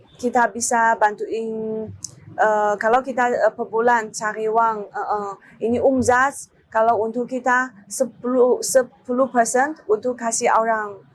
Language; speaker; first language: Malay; non-native, learner; Chinese